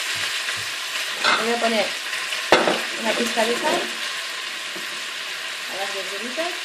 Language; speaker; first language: Spanish; non-native, fluent; Arabic